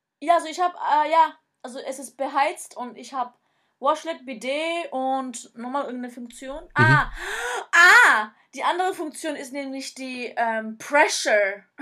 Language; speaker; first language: German; early bilingual, other home language; Turkish